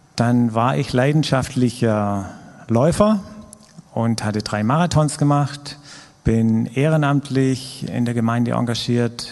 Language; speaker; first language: German; native; German